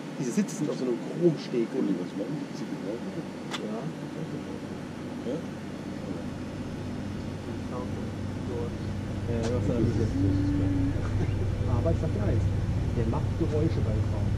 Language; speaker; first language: German; native; German